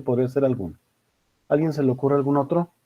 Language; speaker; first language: Spanish; native; Spanish